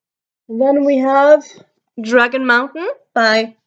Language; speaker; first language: English; early bilingual, heritage; Norwegian